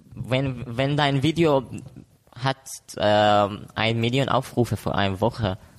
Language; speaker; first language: German; non-native, learner; Arabic